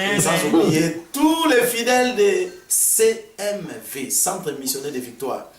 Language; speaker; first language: French; non-native, local second language; Lingala